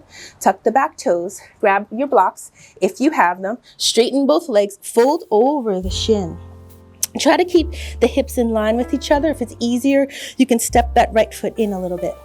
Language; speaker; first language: English; native; English